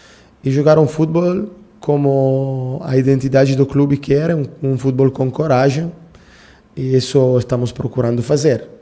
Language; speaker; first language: Portuguese; non-native, fluent; Italian